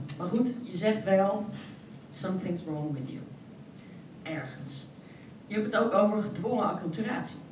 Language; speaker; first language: Dutch; early bilingual, other home language; French